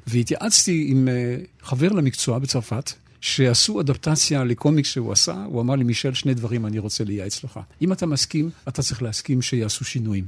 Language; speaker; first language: Hebrew; non-native, fluent; French